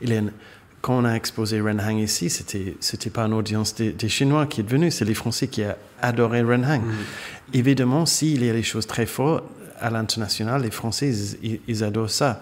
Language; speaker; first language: French; non-native, fluent; English